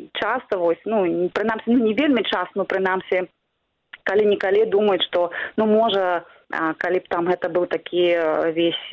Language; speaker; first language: Belarusian; non-native, local second language; Russian